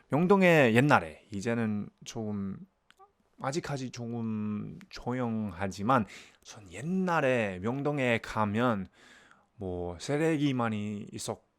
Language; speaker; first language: Korean; non-native, learner; English